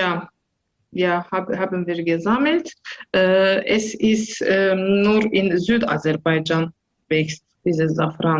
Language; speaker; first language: German; non-native, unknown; Azerbaijani